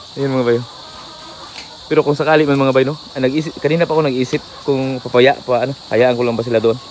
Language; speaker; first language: Filipino; non-native, local second language; Cebuano